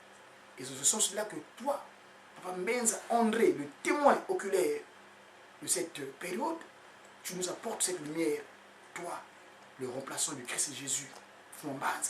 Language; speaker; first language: French; non-native, local second language; Kongo